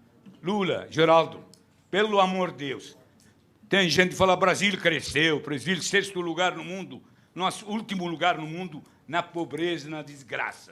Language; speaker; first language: Portuguese; non-native, fluent; Arabic